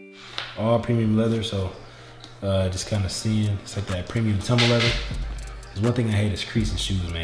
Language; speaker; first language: English; native; English